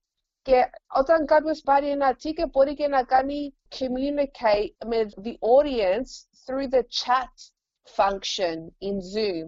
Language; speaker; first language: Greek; early bilingual, heritage; English